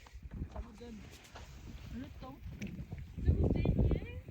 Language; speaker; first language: French; non-native, learner; Russian